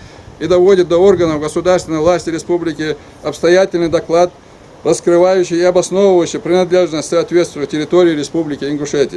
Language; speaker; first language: Russian; non-native, local second language; Ingush